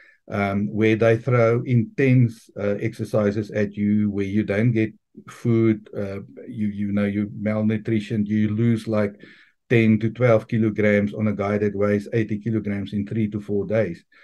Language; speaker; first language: English; non-native, local second language; Afrikaans